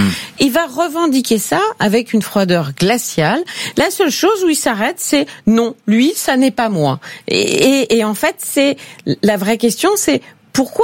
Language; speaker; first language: French; native; French